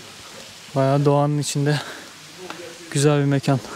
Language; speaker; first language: Turkish; native; Turkish